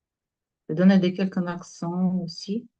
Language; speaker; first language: French; non-native, learner; Russian